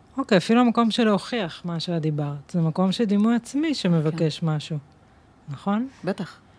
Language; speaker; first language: Hebrew; native; Hebrew